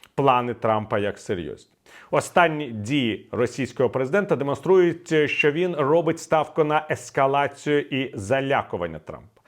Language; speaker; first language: Ukrainian; non-native, local second language; Russian